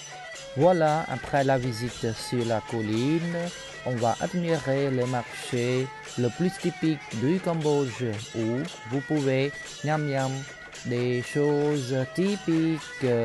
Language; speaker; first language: French; non-native, fluent; Khmer